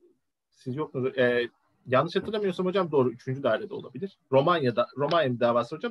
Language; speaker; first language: Turkish; native; Turkish